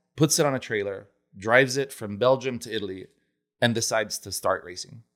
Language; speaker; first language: English; non-native, fluent; Italian